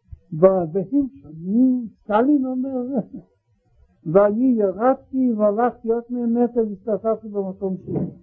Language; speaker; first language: Hebrew; non-native, learner; Russian